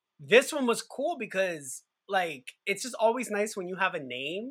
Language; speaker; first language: English; non-native, fluent; Spanish